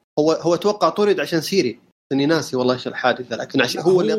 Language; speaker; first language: Arabic; native; Arabic